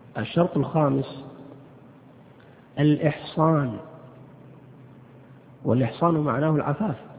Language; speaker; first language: Arabic; native; Arabic